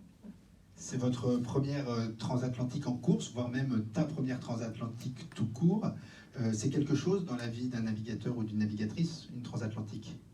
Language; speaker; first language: French; native; French